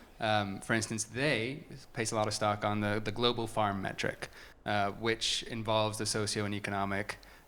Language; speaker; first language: English; native; English